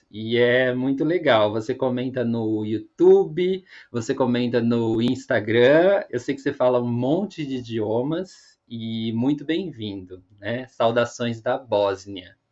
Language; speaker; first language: Portuguese; native; Portuguese